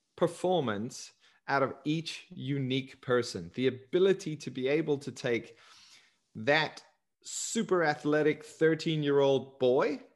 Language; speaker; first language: English; native; English